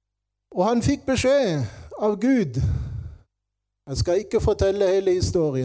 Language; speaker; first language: Norwegian; non-native, fluent; German